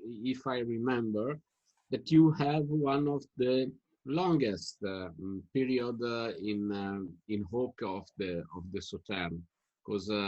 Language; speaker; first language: English; non-native, fluent; Italian